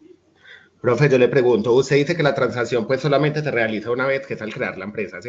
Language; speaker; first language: Spanish; native; Spanish